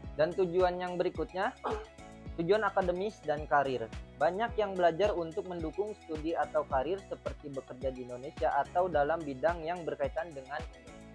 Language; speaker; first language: Indonesian; native; Indonesian